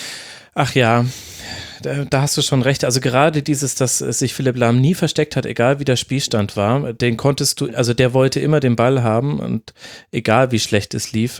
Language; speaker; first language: German; native; German